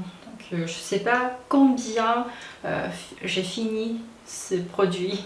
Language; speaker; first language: French; non-native, fluent; Korean